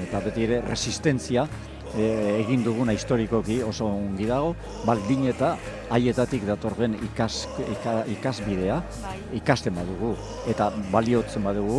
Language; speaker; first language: Basque; native; Basque